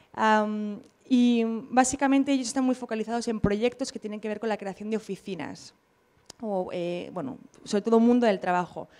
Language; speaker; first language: Spanish; native; Spanish